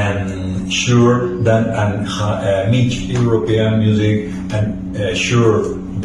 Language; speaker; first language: English; non-native, learner; Spanish